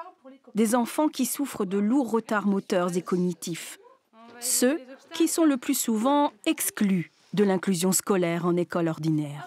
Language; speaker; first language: French; native; French